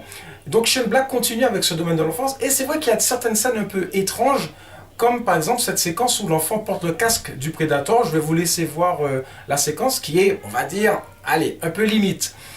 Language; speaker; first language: French; native; French